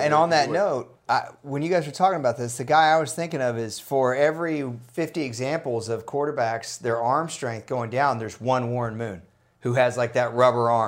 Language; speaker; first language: English; native; English